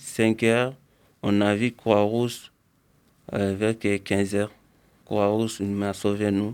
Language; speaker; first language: French; non-native, learner; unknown